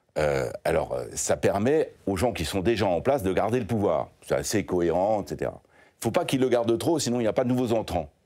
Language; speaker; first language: French; native; French